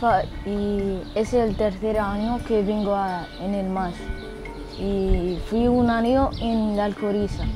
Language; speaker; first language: Spanish; non-native, learner; Arabic